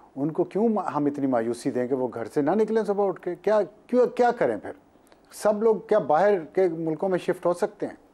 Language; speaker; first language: Urdu; non-native, local second language; Punjabi